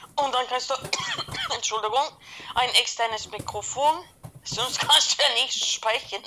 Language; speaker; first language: German; non-native, fluent; Swedish